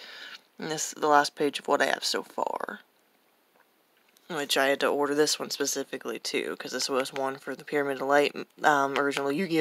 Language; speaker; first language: English; native; English